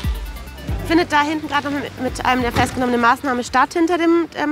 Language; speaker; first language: German; native; German